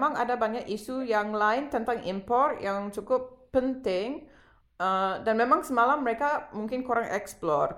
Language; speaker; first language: Indonesian; non-native, fluent; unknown